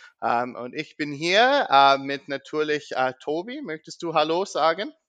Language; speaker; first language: German; non-native, learner; English